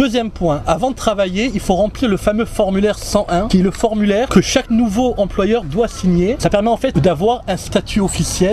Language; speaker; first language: French; native; French